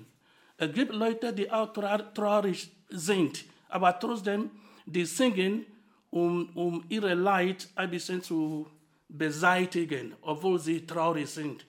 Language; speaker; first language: German; non-native, fluent; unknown